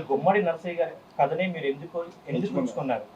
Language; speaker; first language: Telugu; native; Telugu